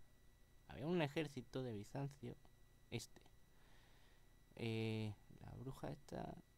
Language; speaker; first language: Spanish; native; Spanish